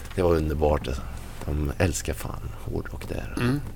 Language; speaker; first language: Swedish; non-native, fluent; French